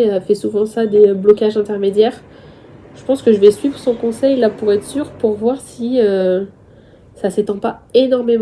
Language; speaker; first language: French; native; French